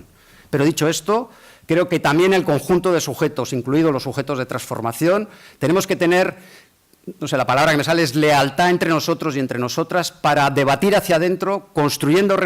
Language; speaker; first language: Spanish; native; Spanish